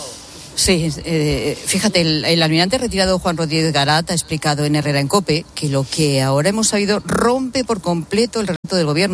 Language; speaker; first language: Spanish; native; Spanish